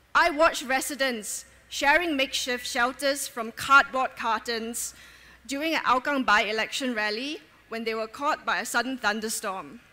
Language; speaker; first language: English; native; English